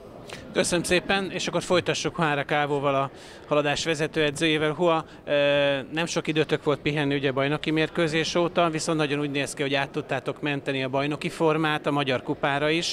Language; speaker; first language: Hungarian; native; Hungarian